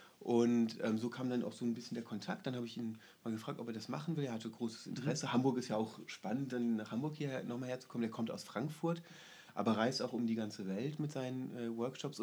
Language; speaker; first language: German; native; German